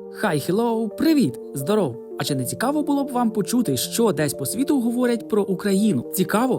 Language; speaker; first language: Ukrainian; native; Ukrainian